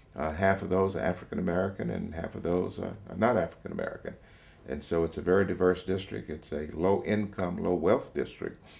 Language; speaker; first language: English; native; English